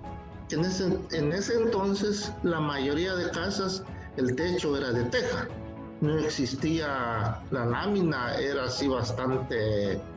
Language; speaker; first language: Spanish; native; Spanish